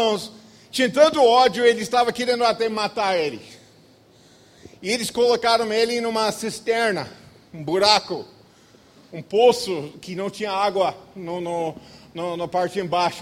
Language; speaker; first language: Portuguese; non-native, fluent; English